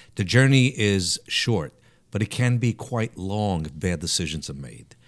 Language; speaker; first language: English; early bilingual, other home language; Italian